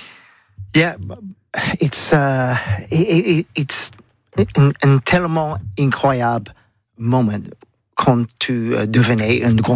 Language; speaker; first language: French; non-native, learner; English